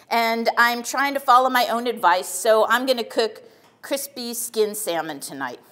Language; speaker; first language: English; native; English